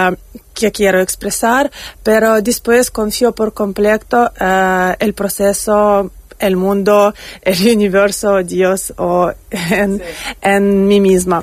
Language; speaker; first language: Spanish; non-native, learner; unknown